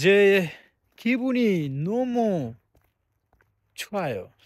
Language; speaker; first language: Korean; non-native, learner; Bangla